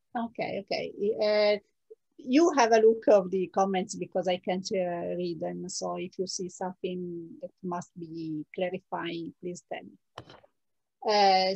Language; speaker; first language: English; non-native, fluent; Italian